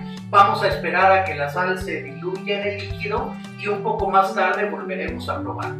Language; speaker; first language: Spanish; native; Spanish